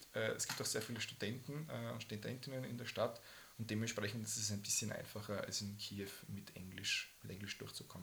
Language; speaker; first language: German; native; German